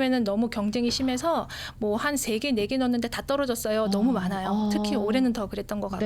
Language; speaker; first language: Korean; native; Korean